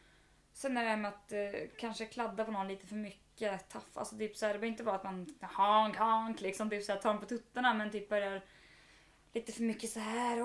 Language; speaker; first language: Swedish; native; Swedish